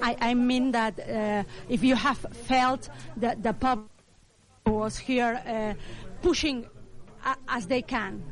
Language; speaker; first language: English; non-native, learner; Catalan